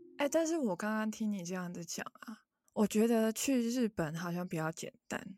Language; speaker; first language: Chinese; non-native, local second language; Cantonese